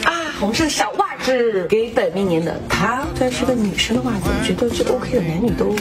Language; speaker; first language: Chinese; native; Chinese